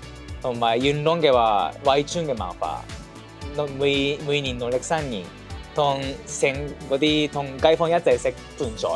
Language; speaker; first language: Cantonese; non-native, fluent; Japanese